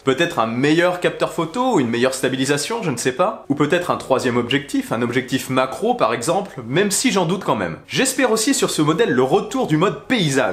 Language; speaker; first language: French; native; French